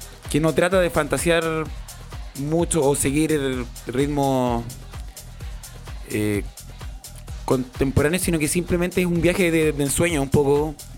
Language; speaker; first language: Spanish; native; Spanish